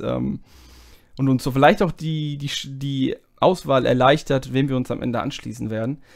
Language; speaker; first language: German; native; German